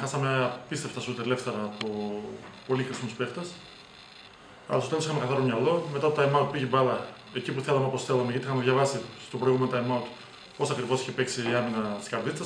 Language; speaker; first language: Greek; native; Greek